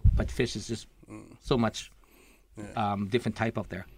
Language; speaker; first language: English; early bilingual, other home language; Lao